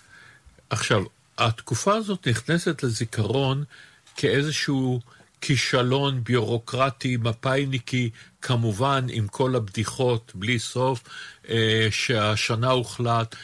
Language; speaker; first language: Hebrew; native; Hebrew